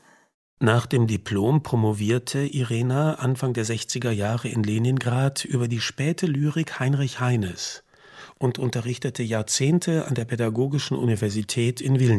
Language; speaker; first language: German; native; German